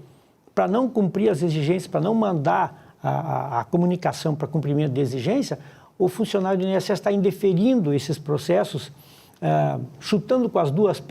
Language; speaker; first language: Portuguese; native; Portuguese